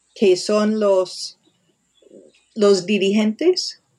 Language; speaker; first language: Spanish; non-native, fluent; English